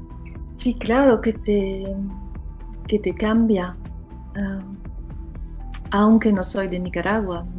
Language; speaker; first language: Spanish; non-native, fluent; French